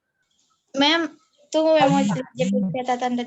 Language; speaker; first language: Indonesian; native; Indonesian